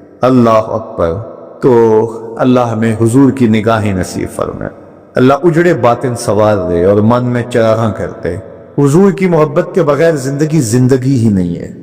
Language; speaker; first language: Urdu; non-native, local second language; Punjabi